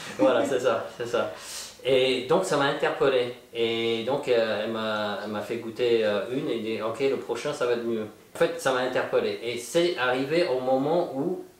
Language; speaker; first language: French; non-native, fluent; English